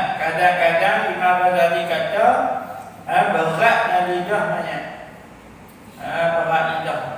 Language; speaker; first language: Malay; native; Malay